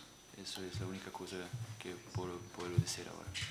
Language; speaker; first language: Spanish; non-native, learner; German